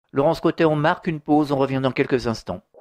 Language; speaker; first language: French; native; French